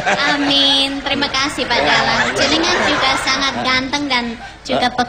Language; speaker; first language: Indonesian; non-native, fluent; English